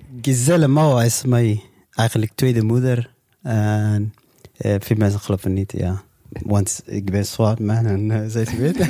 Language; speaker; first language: Dutch; non-native, local second language; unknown